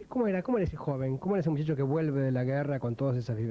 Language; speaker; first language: Spanish; native; Spanish